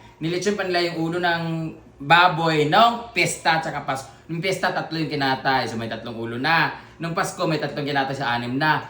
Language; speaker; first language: Filipino; non-native, local second language; Cebuano